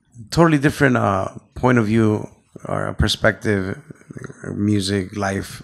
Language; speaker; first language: English; early bilingual, other home language; Spanish